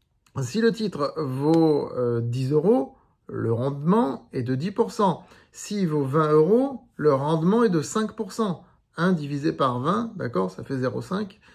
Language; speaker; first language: French; native; French